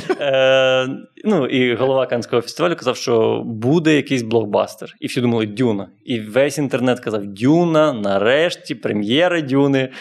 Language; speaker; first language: Ukrainian; non-native, local second language; Russian